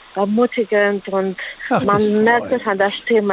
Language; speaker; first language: German; non-native, learner; Spanish